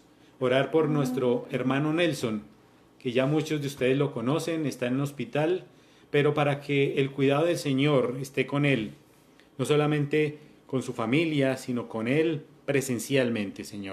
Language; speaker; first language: Spanish; native; Spanish